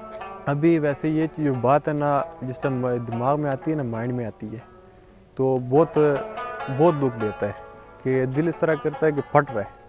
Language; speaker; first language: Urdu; early bilingual, other home language; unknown